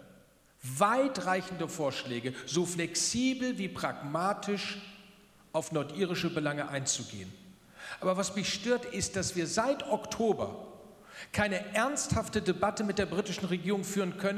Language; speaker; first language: German; native; German